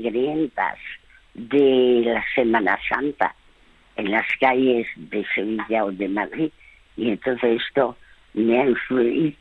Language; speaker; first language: Spanish; early bilingual, other home language; French